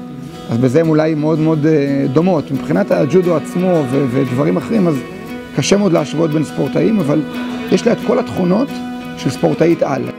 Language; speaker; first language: Hebrew; native; Hebrew